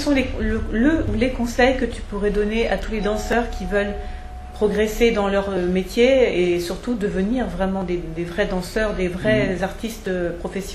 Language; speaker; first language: French; native; French